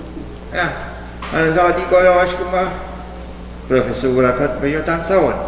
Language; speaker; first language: German; early bilingual, heritage; German